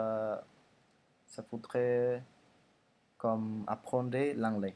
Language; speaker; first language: French; non-native, learner; Indonesian